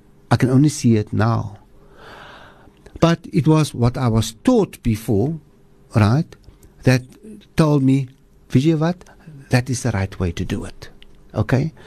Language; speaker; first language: English; native; English